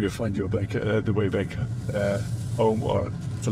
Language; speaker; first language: English; non-native, fluent; German